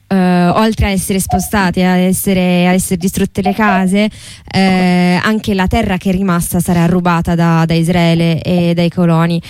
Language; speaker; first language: Italian; native; Italian